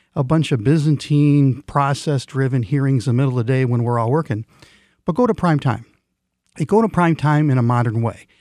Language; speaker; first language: English; non-native, fluent; Swedish